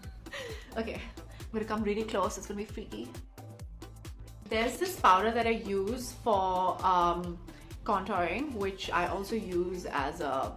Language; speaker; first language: English; non-native, local second language; Hindi